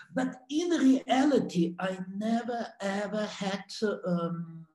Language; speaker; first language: English; non-native, fluent; Russian